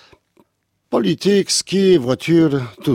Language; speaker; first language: French; non-native, learner; Polish